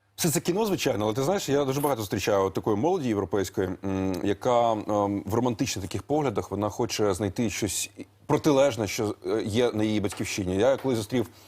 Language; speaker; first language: Ukrainian; native; Ukrainian